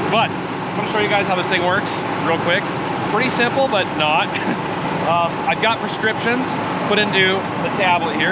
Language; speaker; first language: English; native; English